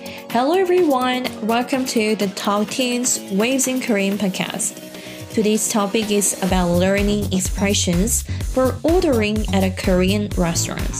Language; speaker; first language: English; non-native, fluent; Korean